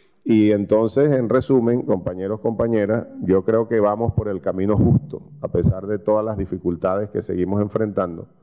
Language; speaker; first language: Spanish; native; Spanish